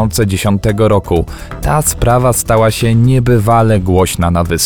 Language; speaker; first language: Polish; native; Polish